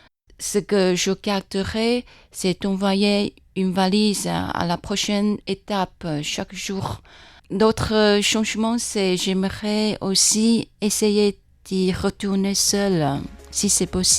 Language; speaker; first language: French; non-native, fluent; Chinese